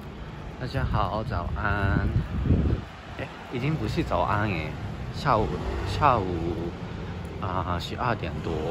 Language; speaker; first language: Chinese; non-native, fluent; Japanese